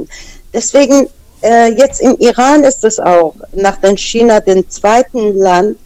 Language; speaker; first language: German; non-native, fluent; Persian